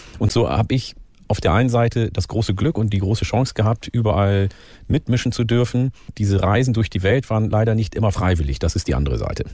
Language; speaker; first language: German; early bilingual, other home language; Oromo